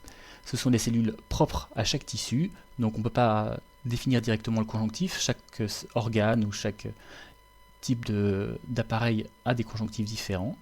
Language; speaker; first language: French; native; French